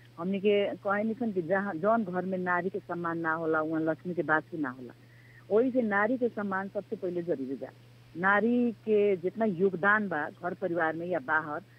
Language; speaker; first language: Bhojpuri; native; Bhojpuri